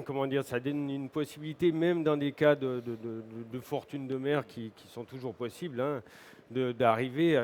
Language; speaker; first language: French; native; French